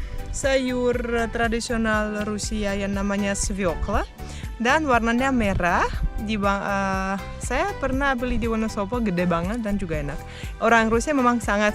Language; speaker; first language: Indonesian; non-native, fluent; Russian